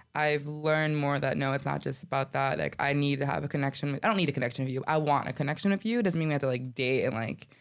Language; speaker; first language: English; native; English